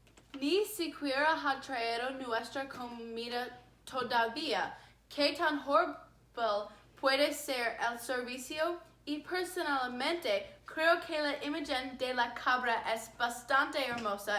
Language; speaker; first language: Spanish; non-native, learner; English